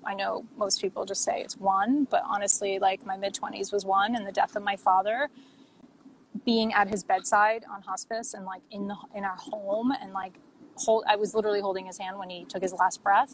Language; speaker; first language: English; native; English